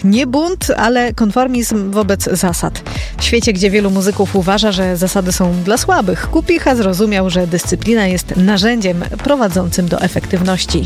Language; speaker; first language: Polish; native; Polish